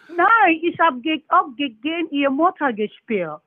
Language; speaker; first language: German; non-native, fluent; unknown